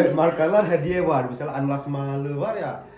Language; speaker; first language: Turkish; non-native, learner; Indonesian